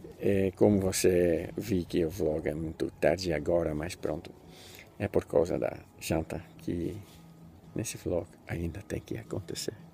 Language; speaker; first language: Portuguese; non-native, fluent; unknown